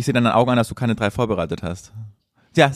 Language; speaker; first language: German; native; German